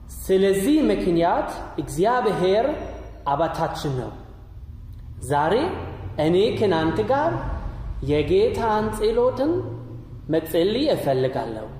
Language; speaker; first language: Amharic; non-native, learner; German